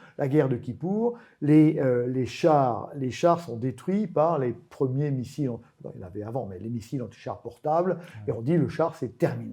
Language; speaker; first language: French; native; French